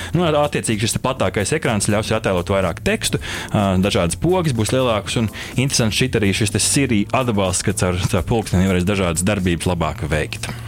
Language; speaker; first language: Latvian; native; Latvian